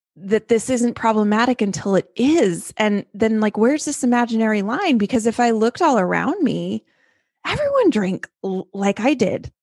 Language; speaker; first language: English; native; English